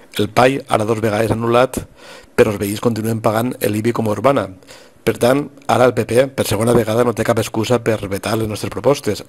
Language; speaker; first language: Catalan; native; Catalan